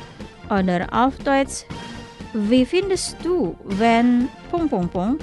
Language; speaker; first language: German; non-native, fluent; Indonesian